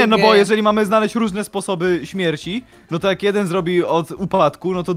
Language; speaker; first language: Polish; native; Polish